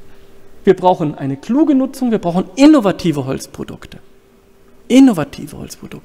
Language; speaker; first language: German; native; German